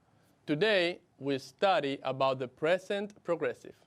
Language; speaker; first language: English; non-native, fluent; Spanish